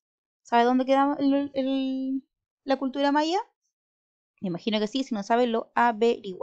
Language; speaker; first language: Spanish; native; Spanish